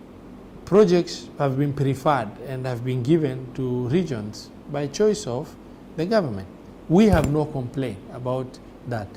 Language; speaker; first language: English; non-native, local second language; Somali